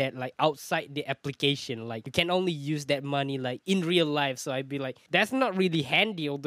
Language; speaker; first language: English; non-native, local second language; Malay